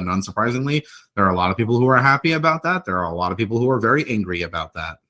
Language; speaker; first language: English; native; English